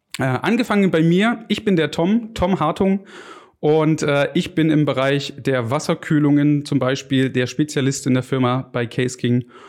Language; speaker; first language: German; native; German